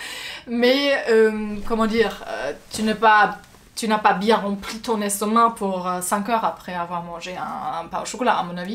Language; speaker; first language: French; non-native, fluent; German